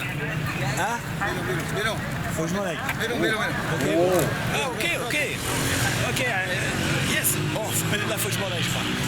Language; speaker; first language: French; native; French